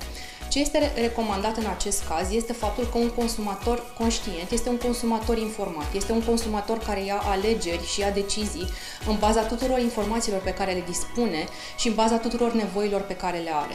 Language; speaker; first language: Romanian; native; Romanian